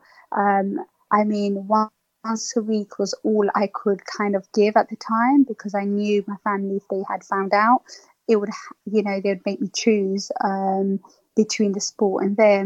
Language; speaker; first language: English; native; English